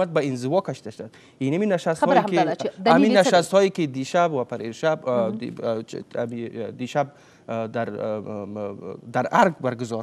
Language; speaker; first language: Persian; native; Persian